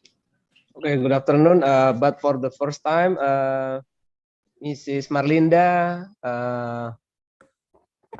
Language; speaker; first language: English; non-native, learner; Indonesian